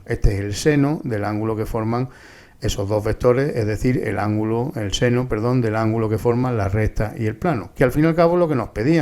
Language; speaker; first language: Spanish; native; Spanish